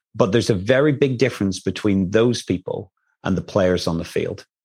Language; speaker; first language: English; native; English